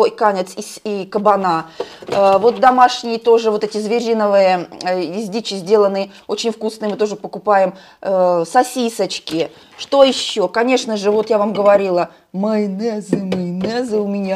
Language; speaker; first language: Russian; native; Russian